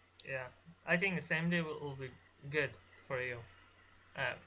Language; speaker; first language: English; non-native, learner; Bangla